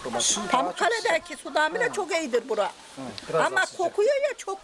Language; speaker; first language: Turkish; native; Turkish